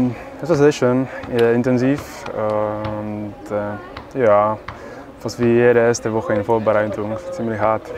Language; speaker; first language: German; non-native, fluent; Czech